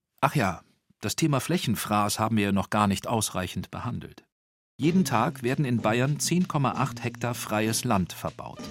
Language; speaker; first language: German; native; German